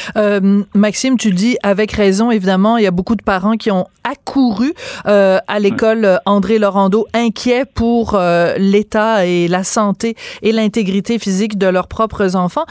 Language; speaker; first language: French; native; French